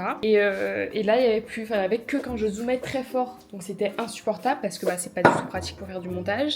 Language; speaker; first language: French; native; French